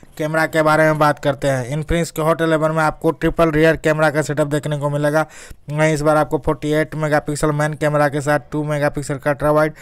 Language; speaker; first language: Hindi; native; Hindi